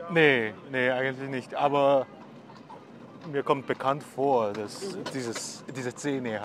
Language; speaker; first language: German; non-native, fluent; Korean